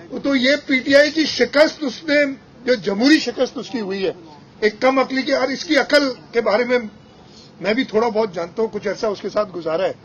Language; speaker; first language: Urdu; non-native, local second language; Sindhi